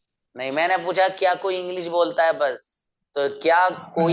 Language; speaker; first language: Hindi; native; Hindi